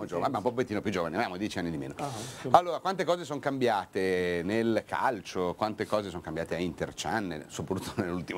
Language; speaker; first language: Italian; native; Italian